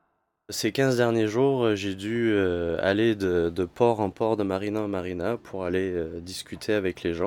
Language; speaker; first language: French; native; French